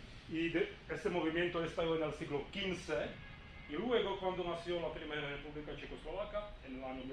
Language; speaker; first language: Spanish; non-native, fluent; Czech